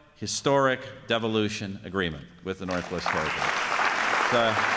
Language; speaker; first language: English; native; English